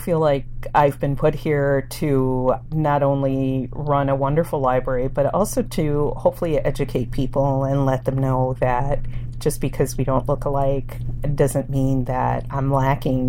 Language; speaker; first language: English; early bilingual, other home language; Spanish